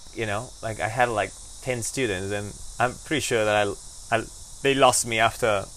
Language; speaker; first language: English; non-native, fluent; Spanish